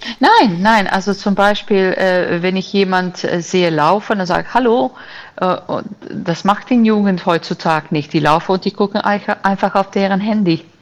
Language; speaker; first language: German; non-native, fluent; Italian